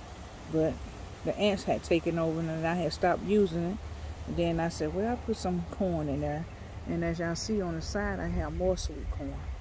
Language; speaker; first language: English; native; English